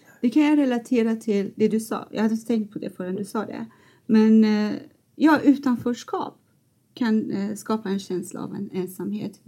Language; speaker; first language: Swedish; non-native, fluent; Persian